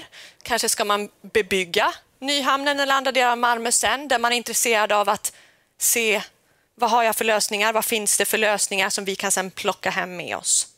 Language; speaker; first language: Swedish; native; Swedish